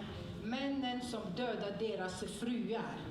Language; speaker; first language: Swedish; non-native, fluent; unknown